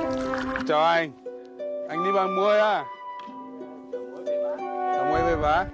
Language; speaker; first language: Vietnamese; non-native, learner; English